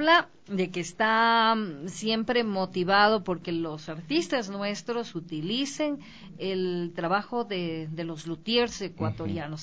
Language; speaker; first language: Spanish; native; Spanish